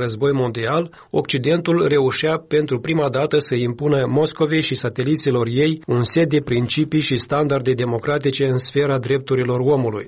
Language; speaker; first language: Romanian; native; Romanian